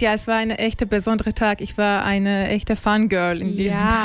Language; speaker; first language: German; non-native, learner; Turkish